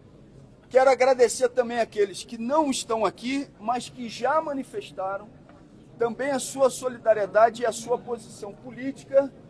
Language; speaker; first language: Portuguese; native; Portuguese